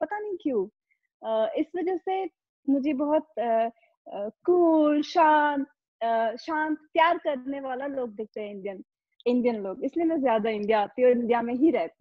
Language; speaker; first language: Hindi; non-native, fluent; Pashto